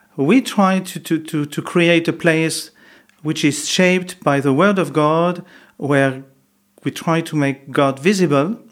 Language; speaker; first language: English; non-native, fluent; French